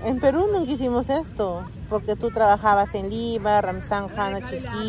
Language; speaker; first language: Spanish; native; Spanish